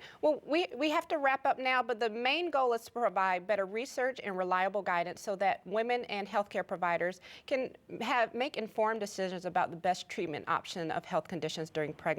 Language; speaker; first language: English; native; English